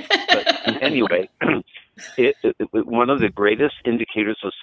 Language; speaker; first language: English; native; English